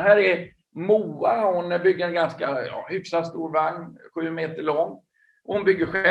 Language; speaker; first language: Swedish; native; Swedish